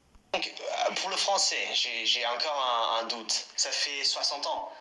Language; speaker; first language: French; non-native, fluent; English